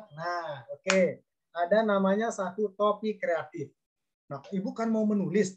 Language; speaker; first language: Indonesian; native; Indonesian